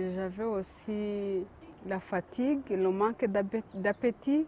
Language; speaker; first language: French; non-native, local second language; Kinyarwanda